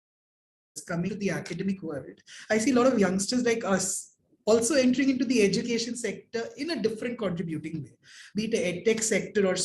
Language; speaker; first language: English; non-native, local second language; Hindi